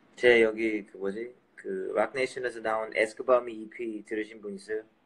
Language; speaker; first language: Korean; early bilingual, heritage; Korean